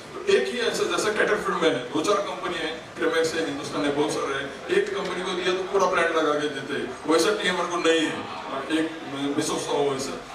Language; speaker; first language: Hindi; non-native, local second language; Marathi